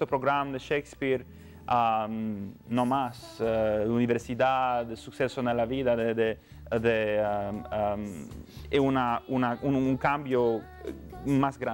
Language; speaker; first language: Spanish; non-native, learner; Romanian